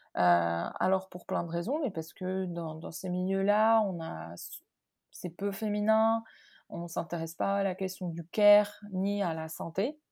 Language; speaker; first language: French; non-native, local second language; Arabic